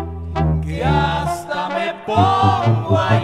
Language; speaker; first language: Spanish; native; Spanish